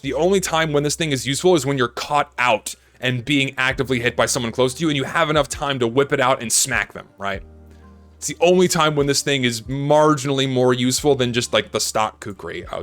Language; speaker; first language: English; native; English